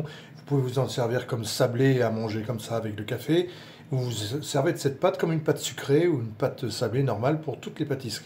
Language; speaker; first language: French; native; French